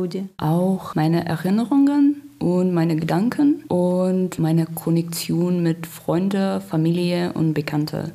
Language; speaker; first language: German; non-native, learner; Russian